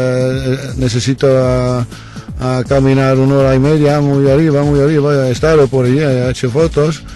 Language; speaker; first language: Spanish; non-native, learner; Dutch